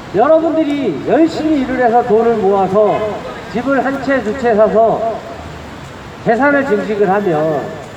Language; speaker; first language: Korean; native; Korean